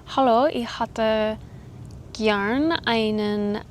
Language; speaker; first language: German; non-native, learner; English